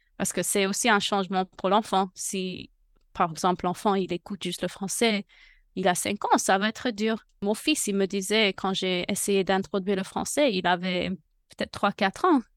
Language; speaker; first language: French; non-native, fluent; English